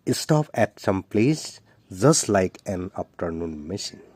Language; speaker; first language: English; non-native, local second language; Assamese